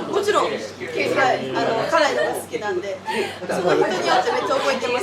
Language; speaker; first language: Japanese; native; Japanese